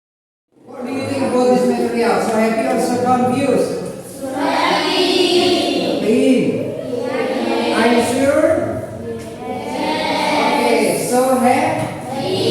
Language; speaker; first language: English; non-native, fluent; Indonesian